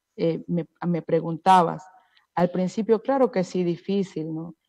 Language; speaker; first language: Spanish; native; Spanish